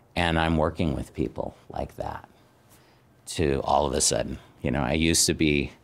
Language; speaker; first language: English; native; English